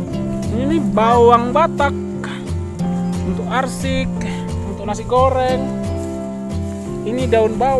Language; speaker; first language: Indonesian; non-native, local second language; Batak Toba